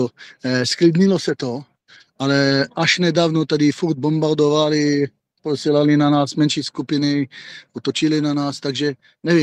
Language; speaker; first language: Czech; non-native, fluent; Hebrew